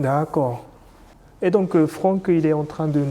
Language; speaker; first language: French; non-native, fluent; Japanese